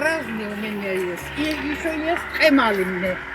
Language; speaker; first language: Russian; non-native, learner; Georgian